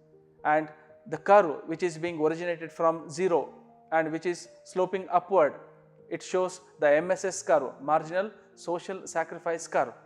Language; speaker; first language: English; non-native, local second language; Kannada